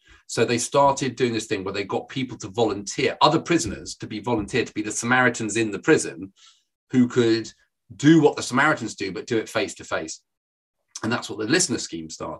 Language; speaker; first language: English; native; English